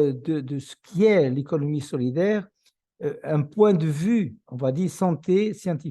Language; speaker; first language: French; non-native, fluent; Portuguese